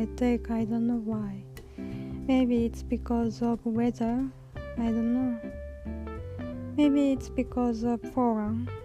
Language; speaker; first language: English; non-native, learner; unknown